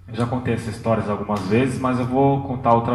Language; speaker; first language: Portuguese; native; Portuguese